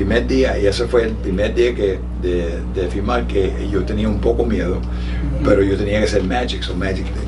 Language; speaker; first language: Spanish; early bilingual, heritage; Spanish